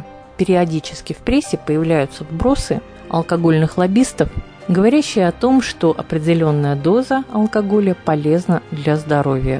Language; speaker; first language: Russian; native; Russian